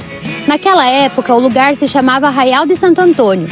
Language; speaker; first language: Portuguese; native; Portuguese